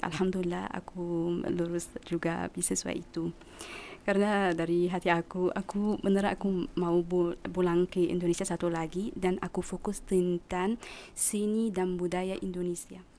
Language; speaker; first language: Indonesian; non-native, learner; Arabic